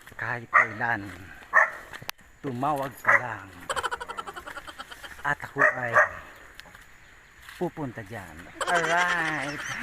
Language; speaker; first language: Filipino; non-native, local second language; Bikol